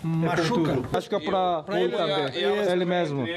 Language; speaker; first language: Portuguese; non-native, learner; Korean